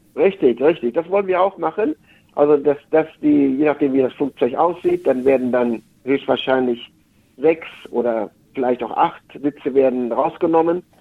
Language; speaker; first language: German; native; German